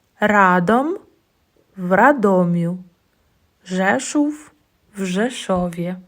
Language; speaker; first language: Polish; non-native, fluent; Ukrainian